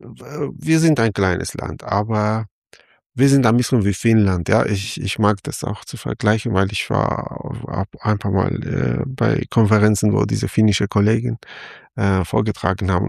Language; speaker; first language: German; non-native, fluent; Armenian